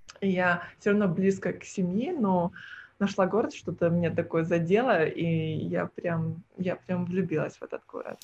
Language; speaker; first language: Russian; early bilingual, heritage; Russian